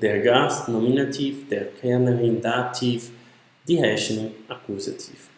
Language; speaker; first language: German; non-native, learner; Portuguese